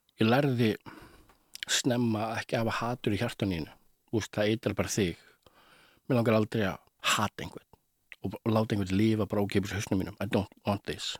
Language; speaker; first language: Icelandic; early bilingual, heritage; Icelandic